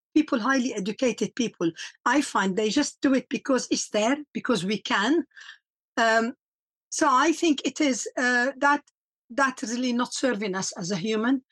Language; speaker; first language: English; non-native, fluent; Arabic